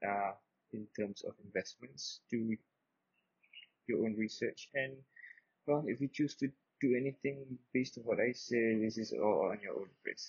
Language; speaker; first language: English; non-native, local second language; Malay